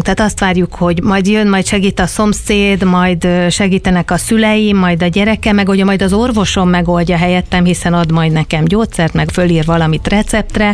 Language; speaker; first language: Hungarian; native; Hungarian